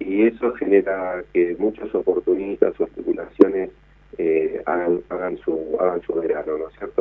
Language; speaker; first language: Spanish; native; Spanish